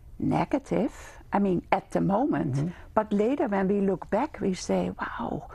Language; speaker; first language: English; non-native, fluent; Dutch